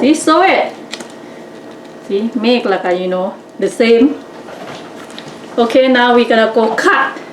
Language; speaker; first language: English; non-native, learner; Lao